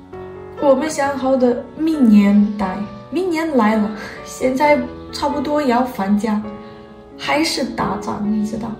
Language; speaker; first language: Chinese; non-native, learner; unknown